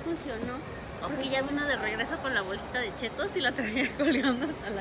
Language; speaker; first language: Spanish; native; Spanish